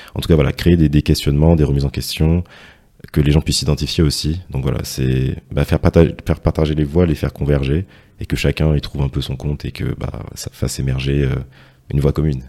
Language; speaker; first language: French; native; French